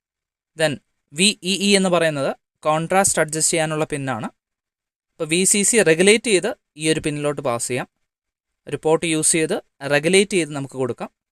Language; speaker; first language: Malayalam; native; Malayalam